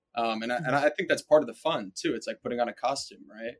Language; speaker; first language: English; native; English